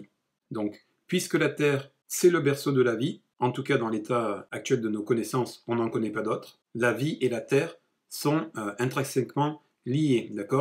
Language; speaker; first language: French; native; French